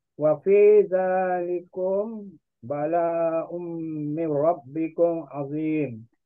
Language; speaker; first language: Malay; native; Malay